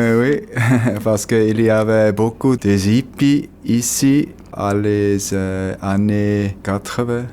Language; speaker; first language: French; non-native, local second language; German